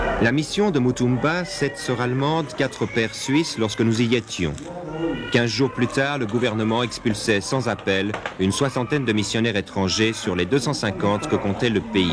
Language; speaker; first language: French; native; French